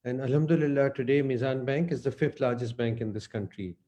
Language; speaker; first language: English; non-native, local second language; Urdu